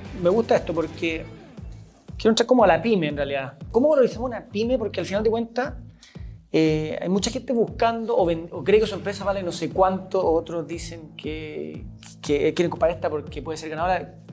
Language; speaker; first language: Spanish; native; Spanish